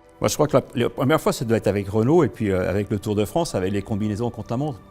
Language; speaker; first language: French; native; French